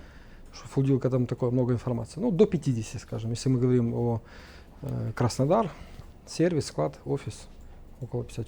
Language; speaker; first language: Russian; native; Russian